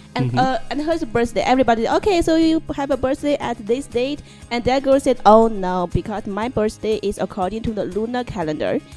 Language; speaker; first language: English; non-native, learner; Chinese